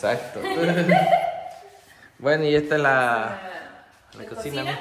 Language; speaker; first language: Spanish; native; Spanish